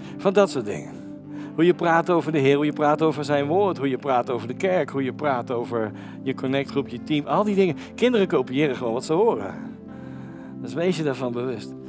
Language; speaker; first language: Dutch; native; Dutch